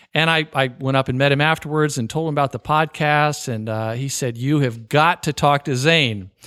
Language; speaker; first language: English; native; English